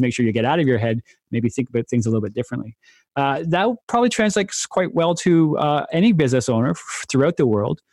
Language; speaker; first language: English; native; English